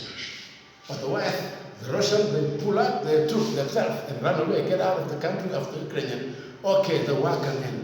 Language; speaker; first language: English; non-native, fluent; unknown